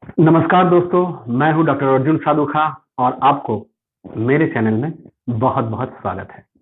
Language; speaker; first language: Hindi; non-native, local second language; Bangla